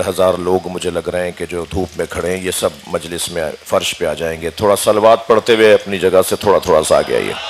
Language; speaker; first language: Urdu; native; Urdu